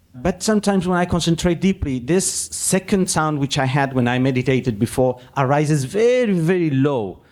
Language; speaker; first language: English; non-native, fluent; Spanish